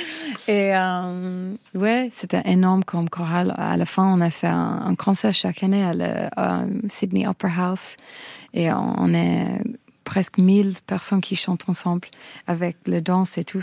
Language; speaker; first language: French; non-native, fluent; English